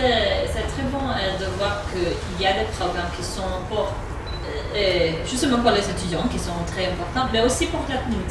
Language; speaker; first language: French; non-native, fluent; English